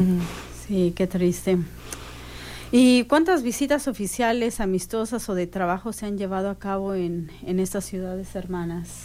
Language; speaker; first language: Spanish; native; Spanish